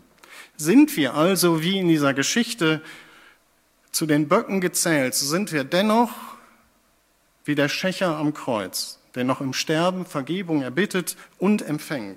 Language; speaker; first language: German; native; German